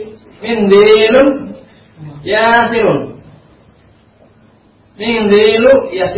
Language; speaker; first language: Arabic; non-native, learner; Indonesian